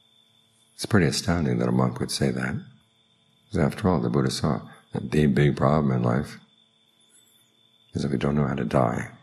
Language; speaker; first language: English; native; English